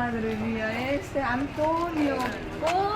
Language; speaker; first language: Spanish; non-native, learner; Korean